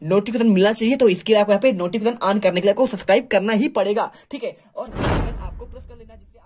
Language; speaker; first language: Hindi; native; Hindi